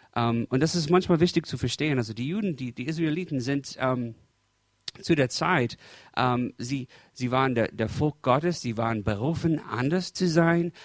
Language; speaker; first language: German; non-native, fluent; English